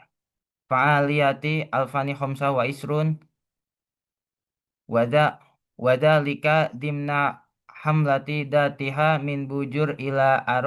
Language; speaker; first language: Arabic; non-native, learner; Indonesian